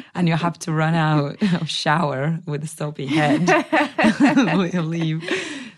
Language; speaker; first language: English; non-native, fluent; Russian